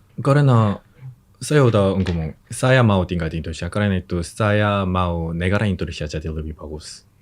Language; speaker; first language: Indonesian; non-native, learner; Korean